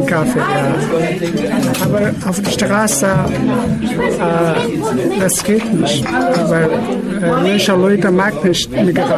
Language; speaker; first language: German; non-native, learner; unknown